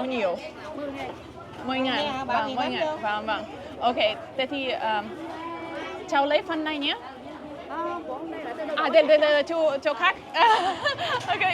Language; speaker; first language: Vietnamese; non-native, learner; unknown